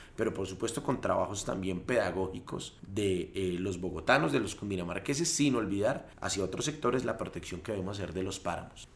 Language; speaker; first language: Spanish; native; Spanish